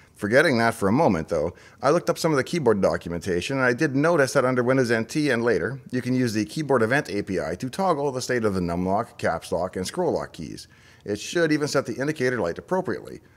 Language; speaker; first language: English; native; English